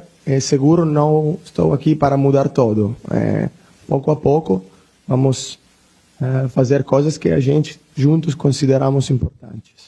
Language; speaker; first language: Portuguese; non-native, learner; Italian